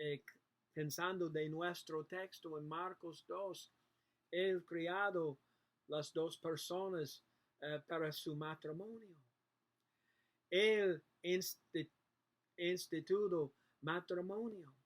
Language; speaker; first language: Spanish; non-native, learner; English